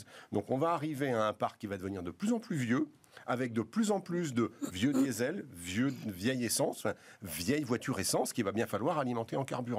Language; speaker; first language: French; native; French